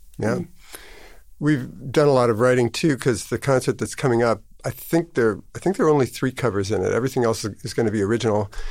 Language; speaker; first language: English; native; English